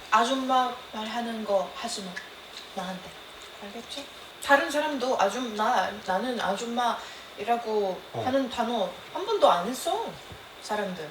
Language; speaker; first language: Korean; non-native, learner; Arabic